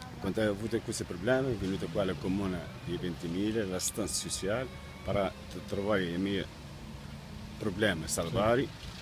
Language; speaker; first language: Italian; non-native, learner; Arabic